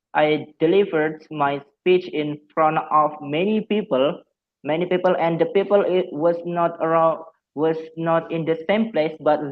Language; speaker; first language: English; non-native, fluent; Javanese